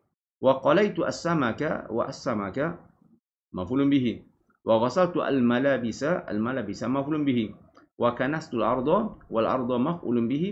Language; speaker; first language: Arabic; non-native, fluent; Malay